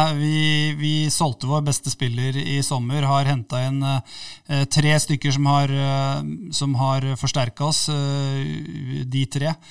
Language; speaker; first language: Norwegian; native; Norwegian